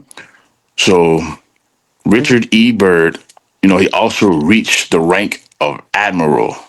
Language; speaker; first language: English; native; English